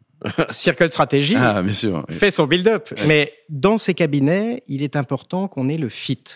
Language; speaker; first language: French; native; French